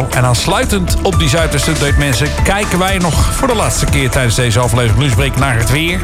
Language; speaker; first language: Dutch; native; Dutch